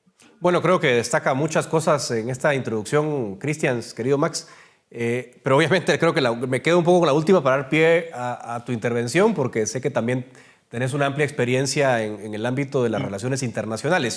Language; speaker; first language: Spanish; native; Spanish